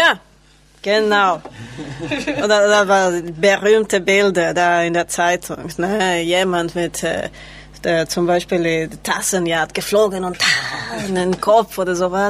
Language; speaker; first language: German; non-native, learner; Spanish